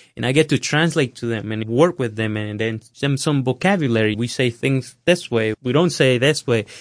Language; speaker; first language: English; non-native, fluent; Spanish